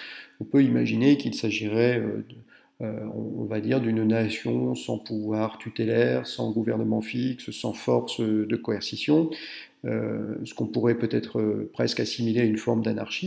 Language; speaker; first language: French; native; French